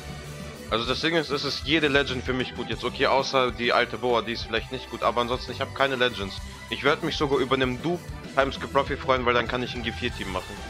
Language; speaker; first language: German; native; German